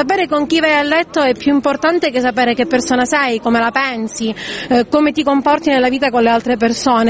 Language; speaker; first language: Italian; native; Italian